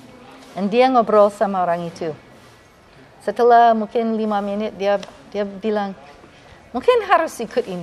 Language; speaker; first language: Indonesian; non-native, fluent; English